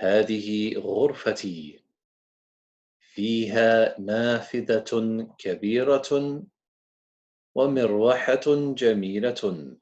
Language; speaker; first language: Arabic; non-native, fluent; English